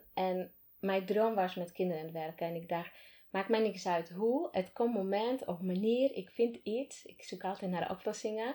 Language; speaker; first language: Dutch; non-native, fluent; Slovak